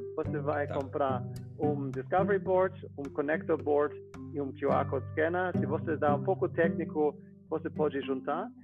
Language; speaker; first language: Portuguese; non-native, fluent; German